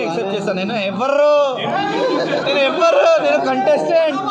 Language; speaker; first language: Telugu; non-native, local second language; Hindi